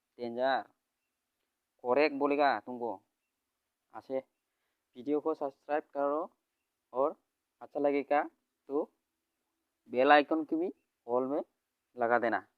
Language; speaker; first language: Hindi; non-native, local second language; Bodo